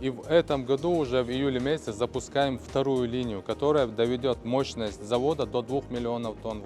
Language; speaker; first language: Russian; non-native, local second language; Chechen